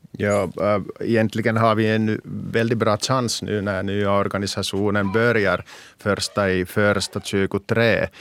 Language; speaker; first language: Swedish; non-native, local second language; Finnish